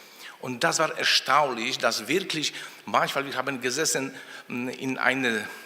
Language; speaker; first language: German; non-native, fluent; Polish